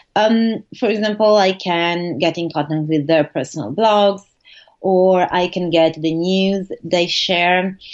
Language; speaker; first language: English; non-native, fluent; Italian